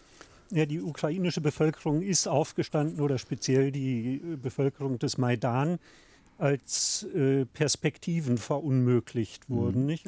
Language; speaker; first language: German; native; German